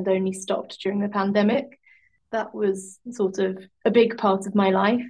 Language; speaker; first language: English; native; English